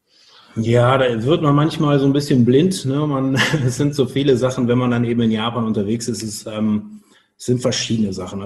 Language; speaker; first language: German; native; German